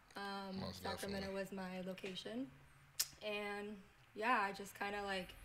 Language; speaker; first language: English; native; English